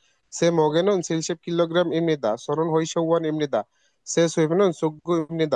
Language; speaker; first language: Korean; non-native, learner; Bangla